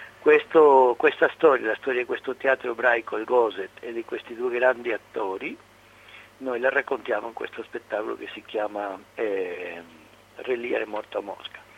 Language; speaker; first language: Italian; non-native, fluent; Spanish